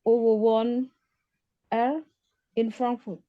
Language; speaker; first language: German; non-native, learner; Indonesian